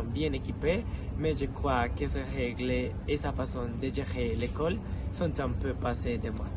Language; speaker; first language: French; non-native, learner; Spanish